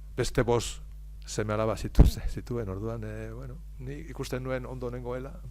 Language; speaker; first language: Basque; non-native, local second language; Spanish